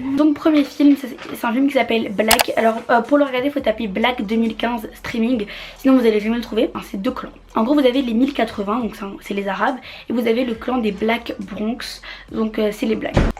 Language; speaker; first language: French; native; French